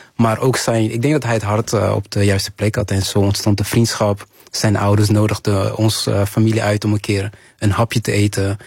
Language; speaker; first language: Dutch; early bilingual, other home language; Kinyarwanda